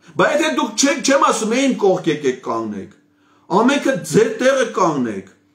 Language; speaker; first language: Armenian; native; Armenian